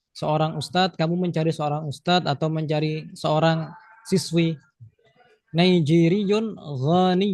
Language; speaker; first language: Indonesian; native; Indonesian